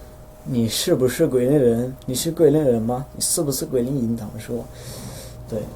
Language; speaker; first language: Chinese; non-native, fluent; Dutch